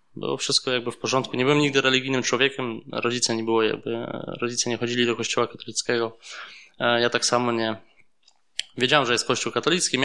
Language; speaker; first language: Polish; early bilingual, heritage; Polish